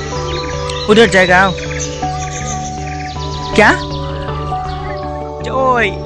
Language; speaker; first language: Hindi; non-native, local second language; Khasi